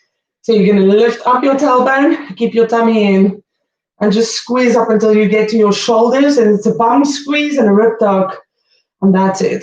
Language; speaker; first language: English; native; English